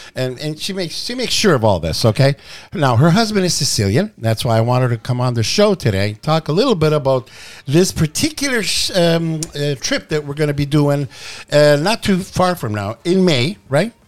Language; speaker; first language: English; early bilingual, other home language; Italian